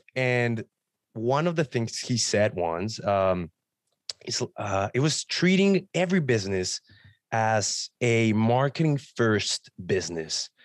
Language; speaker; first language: English; non-native, fluent; Spanish